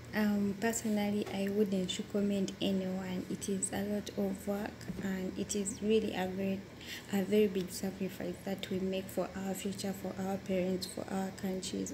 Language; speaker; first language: English; non-native, local second language; Ganda